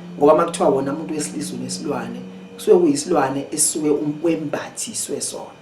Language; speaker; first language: Zulu; native; Zulu